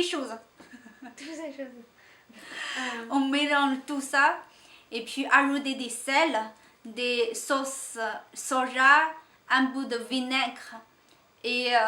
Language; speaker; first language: French; non-native, learner; Chinese